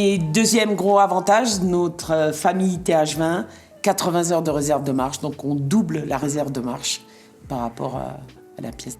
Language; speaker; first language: French; native; French